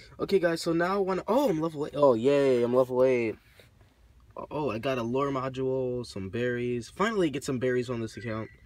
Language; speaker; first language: English; native; English